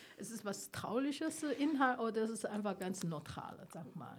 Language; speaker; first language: German; non-native, learner; Chinese